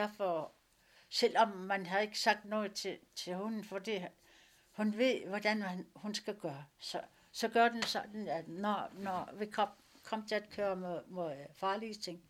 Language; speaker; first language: Danish; non-native, local second language; Kalaallisut